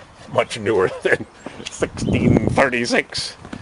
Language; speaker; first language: English; native; English